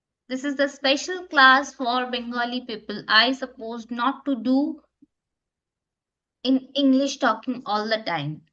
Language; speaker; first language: English; non-native, local second language; Bangla